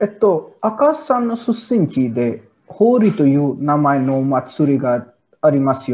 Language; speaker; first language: Japanese; non-native, learner; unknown